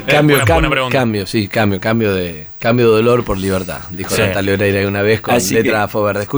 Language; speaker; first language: Spanish; native; Spanish